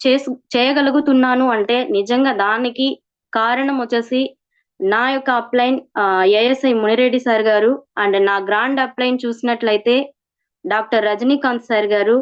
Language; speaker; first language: Telugu; native; Telugu